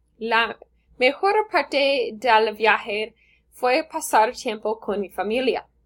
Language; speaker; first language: Spanish; non-native, learner; English